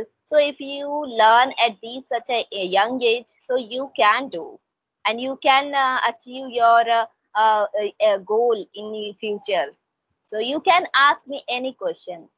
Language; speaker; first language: English; non-native, local second language; Hindi